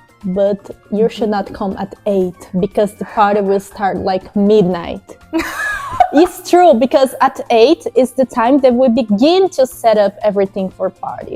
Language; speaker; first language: English; non-native, fluent; Portuguese